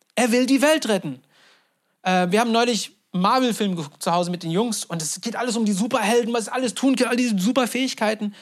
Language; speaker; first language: German; non-native, fluent; Turkish